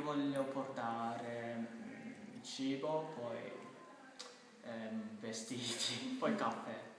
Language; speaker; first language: Italian; non-native, learner; Japanese